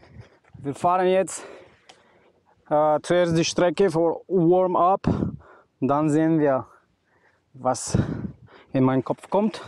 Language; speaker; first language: German; non-native, learner; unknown